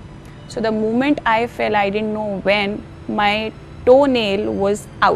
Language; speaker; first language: English; non-native, local second language; Hindi